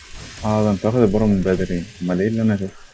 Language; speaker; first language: Arabic; native; Arabic